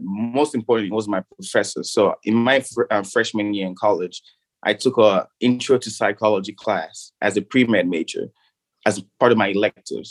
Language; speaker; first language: English; non-native, local second language; Yoruba